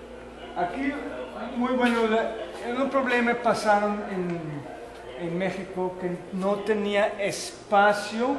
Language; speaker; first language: Spanish; non-native, fluent; Dutch